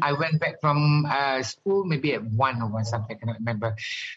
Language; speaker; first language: English; non-native, local second language; Malay